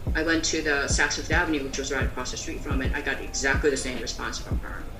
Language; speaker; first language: English; early bilingual, other home language; Korean